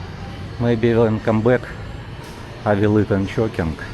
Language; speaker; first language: English; non-native, learner; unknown